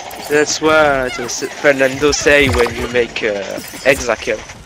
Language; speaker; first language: English; non-native, learner; French